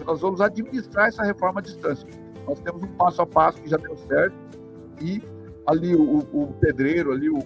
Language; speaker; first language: Portuguese; native; Portuguese